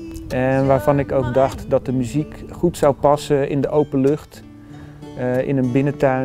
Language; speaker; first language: Dutch; native; Dutch